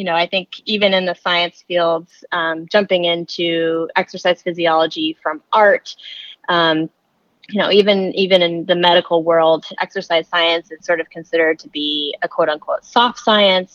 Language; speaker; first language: English; native; English